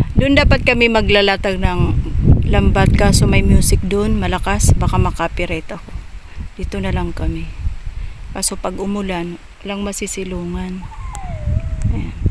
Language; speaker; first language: Filipino; non-native, local second language; Waray